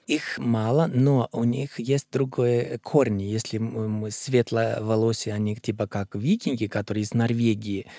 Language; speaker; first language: Russian; non-native, fluent; Icelandic